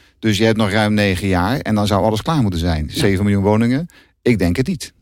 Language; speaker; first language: Dutch; native; Dutch